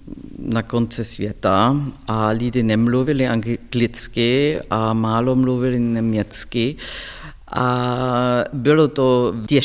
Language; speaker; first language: Czech; non-native, learner; German